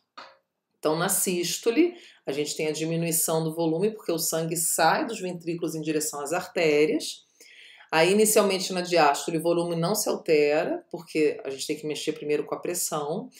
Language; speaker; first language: Portuguese; native; Portuguese